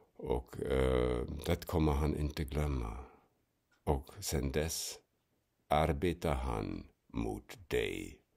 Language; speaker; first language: Swedish; non-native, fluent; German